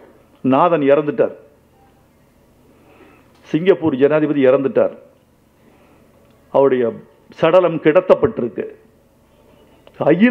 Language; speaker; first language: Tamil; native; Tamil